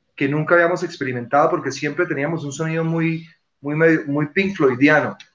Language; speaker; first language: Spanish; native; Spanish